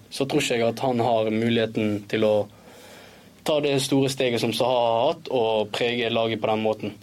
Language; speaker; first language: Norwegian; early bilingual, other home language; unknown